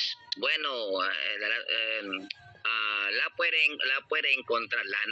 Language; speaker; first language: Spanish; non-native, learner; Filipino